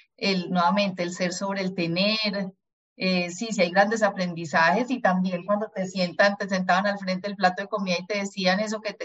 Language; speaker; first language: Spanish; early bilingual, other home language; German